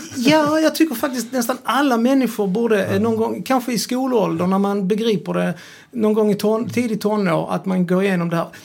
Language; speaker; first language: Swedish; early bilingual, other home language; Serbian